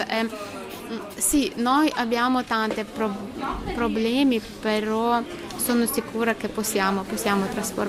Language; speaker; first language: Italian; non-native, learner; Ukrainian